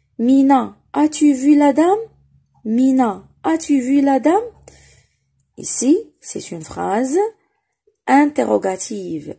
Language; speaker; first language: French; non-native, local second language; Arabic